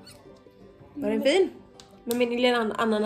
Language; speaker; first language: Swedish; native; Swedish